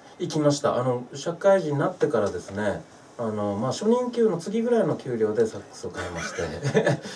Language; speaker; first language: Japanese; native; Japanese